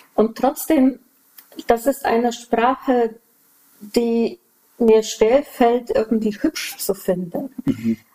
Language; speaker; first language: German; non-native, fluent; Polish